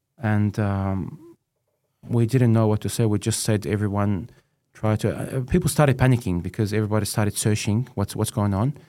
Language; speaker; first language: English; non-native, fluent; Arabic